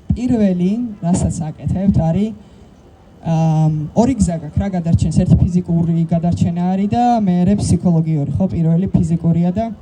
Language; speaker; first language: Georgian; non-native, local second language; Mingrelian